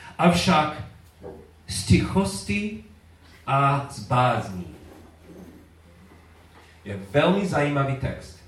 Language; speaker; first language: Czech; non-native, learner; English